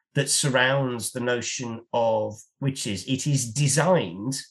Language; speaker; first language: English; native; English